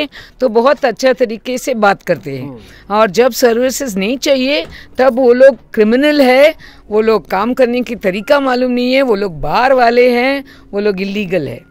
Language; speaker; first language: Hindi; non-native, local second language; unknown